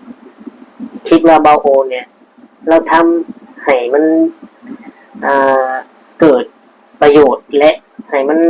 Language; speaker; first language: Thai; non-native, local second language; Lao